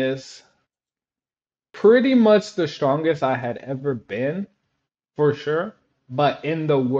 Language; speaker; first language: English; native; English